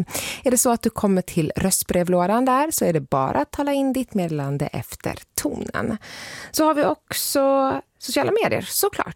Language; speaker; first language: Swedish; native; Swedish